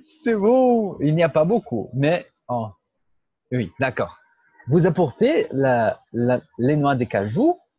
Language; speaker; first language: French; non-native, fluent; Portuguese